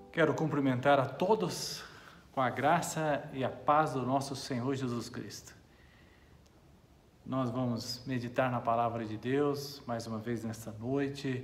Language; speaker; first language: Portuguese; native; Portuguese